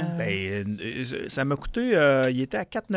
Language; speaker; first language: French; native; French